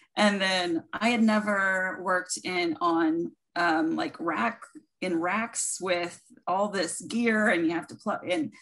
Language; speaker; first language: English; native; English